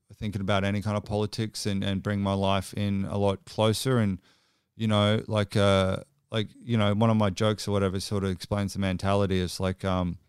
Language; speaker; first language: English; native; English